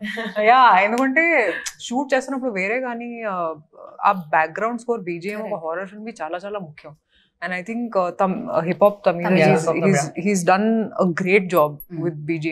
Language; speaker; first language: Telugu; non-native, fluent; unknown